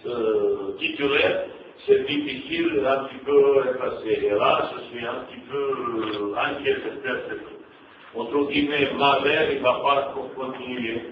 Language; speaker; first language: French; non-native, fluent; Bosnian